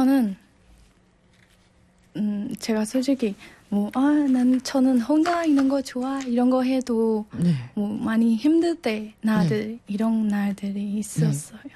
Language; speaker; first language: Korean; non-native, learner; Burmese